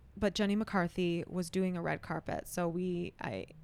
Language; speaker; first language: English; native; English